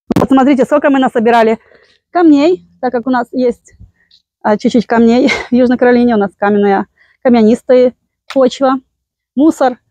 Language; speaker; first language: Russian; native; Russian